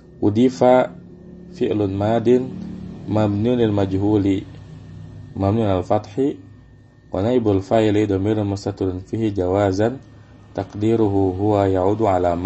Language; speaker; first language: Arabic; non-native, fluent; Indonesian